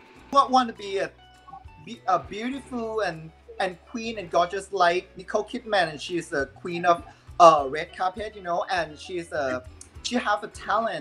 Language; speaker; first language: English; non-native, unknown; Thai